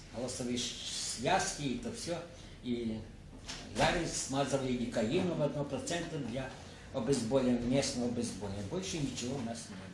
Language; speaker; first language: Russian; non-native, local second language; Ukrainian